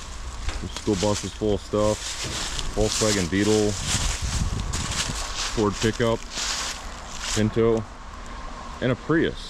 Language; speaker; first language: English; native; English